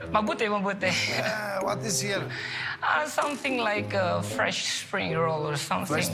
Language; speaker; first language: English; non-native, local second language; Filipino